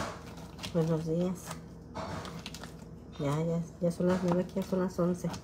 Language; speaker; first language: Spanish; native; Spanish